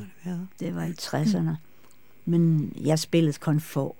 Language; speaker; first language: Danish; non-native, fluent; English